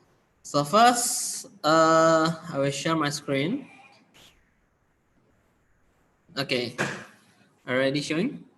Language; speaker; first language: English; non-native, learner; Indonesian